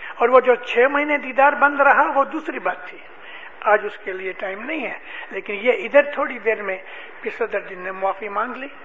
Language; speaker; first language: Urdu; non-native, local second language; Gujarati